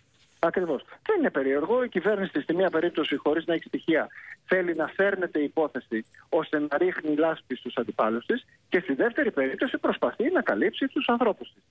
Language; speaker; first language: Greek; native; Greek